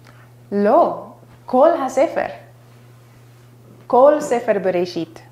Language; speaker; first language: Hebrew; non-native, fluent; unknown